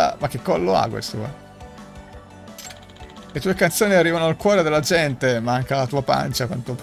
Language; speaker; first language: Italian; native; Italian